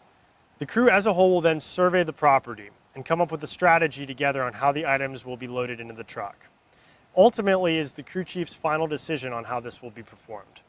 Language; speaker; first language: English; native; English